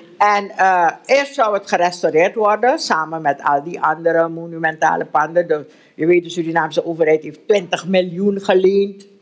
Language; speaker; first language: Dutch; native; Dutch